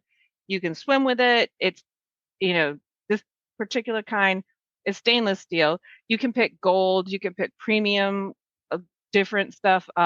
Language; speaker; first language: English; native; English